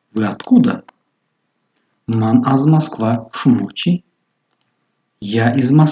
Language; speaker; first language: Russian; non-native, local second language; Tajik